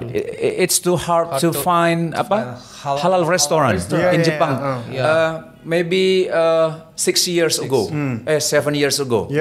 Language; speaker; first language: English; non-native, learner; Indonesian